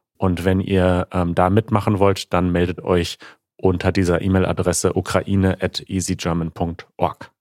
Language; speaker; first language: German; native; German